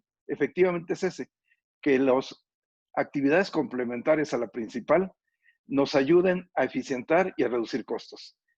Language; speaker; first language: Spanish; native; Spanish